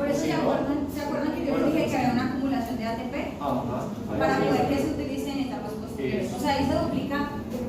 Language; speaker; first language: Spanish; native; Spanish